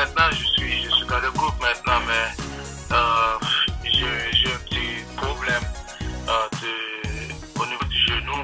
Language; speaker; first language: French; non-native, local second language; Haitian Creole